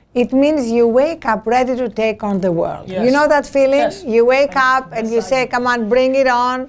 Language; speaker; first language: English; non-native, fluent; Greek